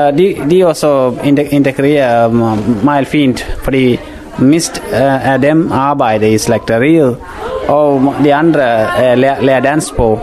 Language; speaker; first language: Danish; non-native, fluent; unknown